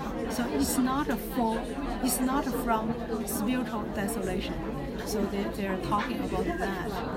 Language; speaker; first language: English; non-native, fluent; Chinese